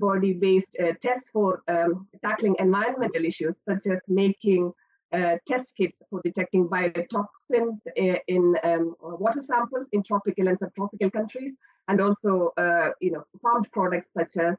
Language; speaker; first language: English; non-native, local second language; Malayalam